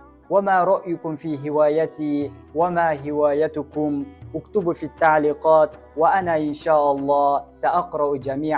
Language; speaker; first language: Arabic; non-native, learner; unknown